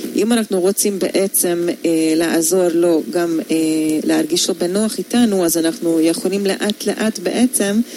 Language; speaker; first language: Hebrew; non-native, fluent; Hungarian